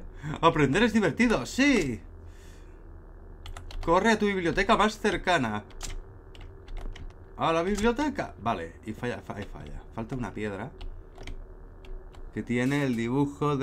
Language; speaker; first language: Spanish; native; Spanish